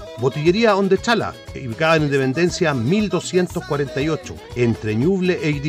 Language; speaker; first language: Spanish; native; Spanish